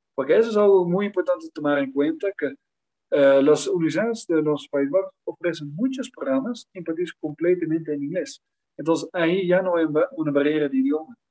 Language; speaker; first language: Spanish; non-native, fluent; Dutch